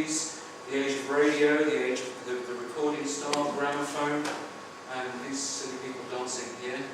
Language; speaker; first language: English; native; English